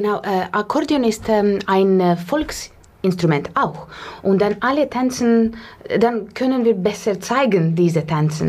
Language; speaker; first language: German; non-native, fluent; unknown